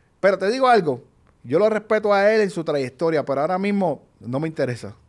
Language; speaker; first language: Spanish; native; Spanish